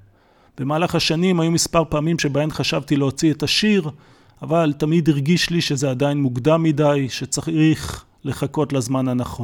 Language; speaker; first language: Hebrew; native; Hebrew